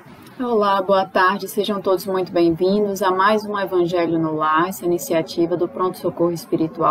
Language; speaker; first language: Portuguese; native; Portuguese